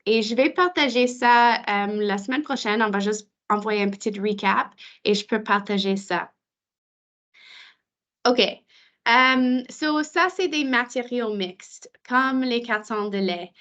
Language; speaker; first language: French; non-native, local second language; English